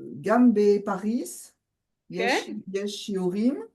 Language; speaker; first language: Hebrew; non-native, learner; French